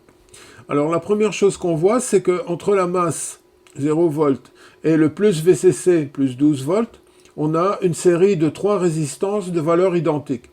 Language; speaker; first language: French; native; French